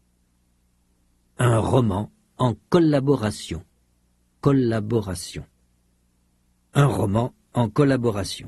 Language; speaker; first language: French; native; French